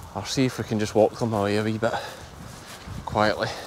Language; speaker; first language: English; native; English